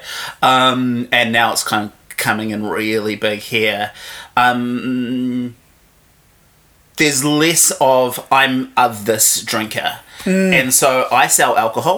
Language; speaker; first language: English; native; English